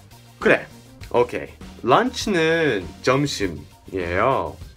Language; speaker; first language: Korean; non-native, fluent; English